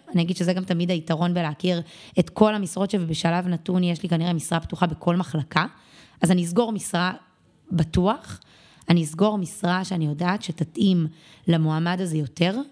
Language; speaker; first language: Hebrew; native; Hebrew